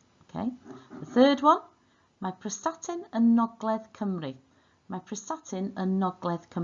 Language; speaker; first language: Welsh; non-native, local second language; English